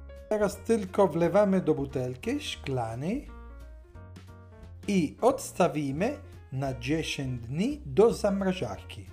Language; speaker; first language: Polish; non-native, learner; Italian